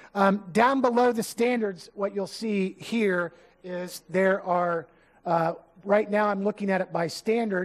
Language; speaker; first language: English; native; English